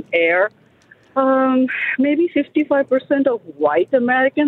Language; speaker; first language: English; non-native, local second language; Tamil